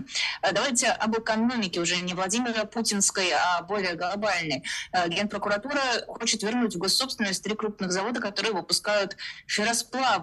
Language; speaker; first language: Russian; native; Russian